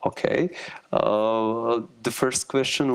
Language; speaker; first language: English; non-native, learner; Slovak